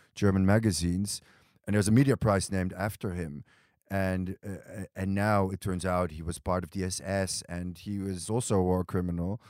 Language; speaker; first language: English; non-native, fluent; Dutch